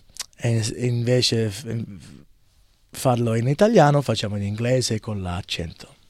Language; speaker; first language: Italian; early bilingual, heritage; English